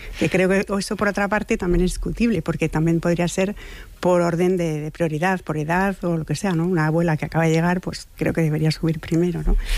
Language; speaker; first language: Spanish; non-native, fluent; French